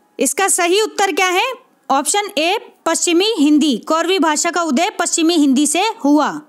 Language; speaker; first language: Hindi; native; Hindi